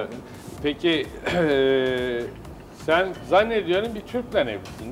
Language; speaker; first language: Turkish; native; Turkish